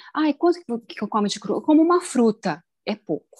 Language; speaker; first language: Portuguese; native; Portuguese